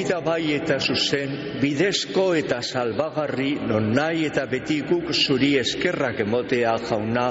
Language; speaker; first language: Basque; native; Basque